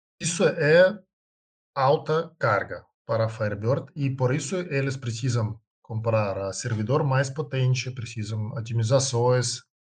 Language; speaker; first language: Portuguese; non-native, learner; Russian